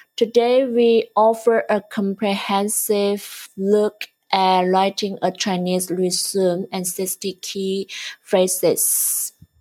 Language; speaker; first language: English; non-native, fluent; Chinese